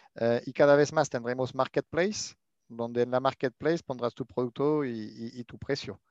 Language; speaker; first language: Spanish; non-native, fluent; French